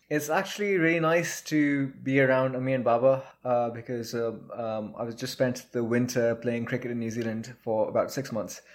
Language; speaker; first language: English; non-native, local second language; Urdu